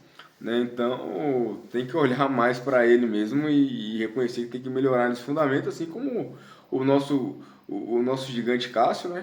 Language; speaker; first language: Portuguese; native; Portuguese